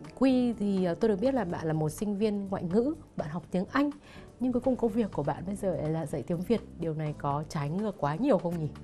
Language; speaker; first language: Vietnamese; native; Vietnamese